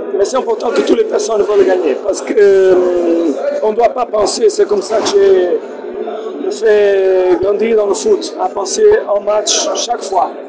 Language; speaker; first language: French; non-native, fluent; Portuguese